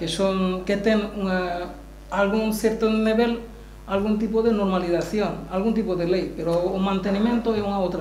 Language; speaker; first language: Galician; non-native, learner; Bangla